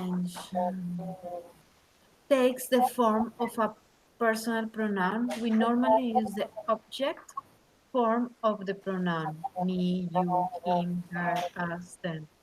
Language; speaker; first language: English; non-native, learner; Spanish